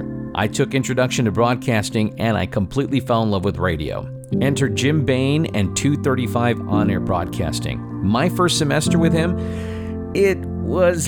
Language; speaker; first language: English; native; English